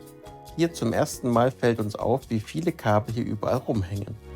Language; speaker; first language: German; native; German